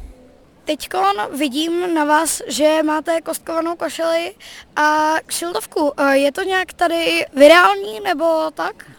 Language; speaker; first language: Czech; native; Czech